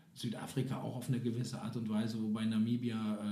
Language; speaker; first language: German; native; German